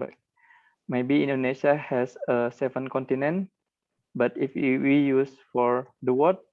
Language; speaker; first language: English; non-native, learner; Indonesian